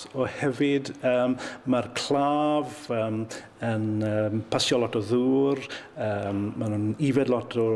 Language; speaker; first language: Welsh; native; Welsh